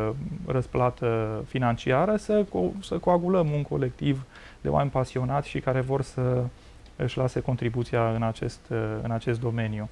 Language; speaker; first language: Romanian; native; Romanian